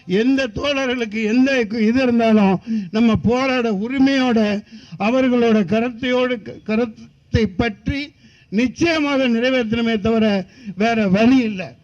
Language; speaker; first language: Tamil; native; Tamil